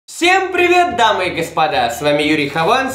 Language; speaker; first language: Russian; native; Russian